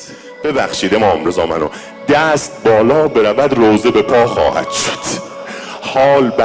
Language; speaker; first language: Persian; native; Persian